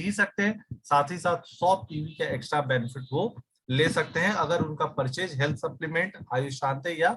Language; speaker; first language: Hindi; native; Hindi